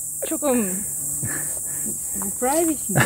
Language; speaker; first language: Korean; non-native, fluent; Russian